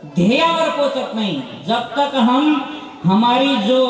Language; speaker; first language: Hindi; non-native, local second language; Marathi